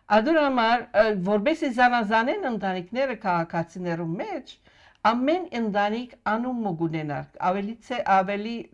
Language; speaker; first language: Armenian; non-native, local second language; Arabic